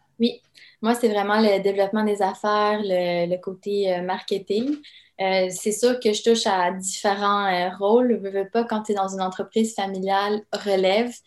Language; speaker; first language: French; early bilingual, other home language; Serbian